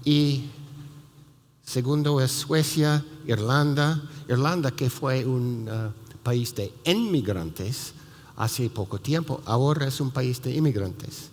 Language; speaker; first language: Spanish; non-native, fluent; English